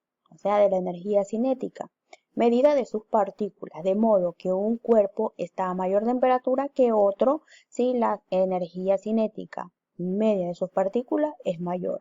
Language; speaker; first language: Spanish; native; Spanish